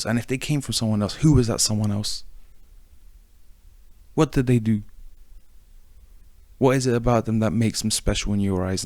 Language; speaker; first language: English; native; English